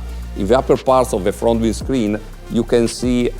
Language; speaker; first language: English; non-native, fluent; Italian